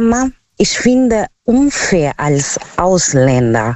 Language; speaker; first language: German; non-native, learner; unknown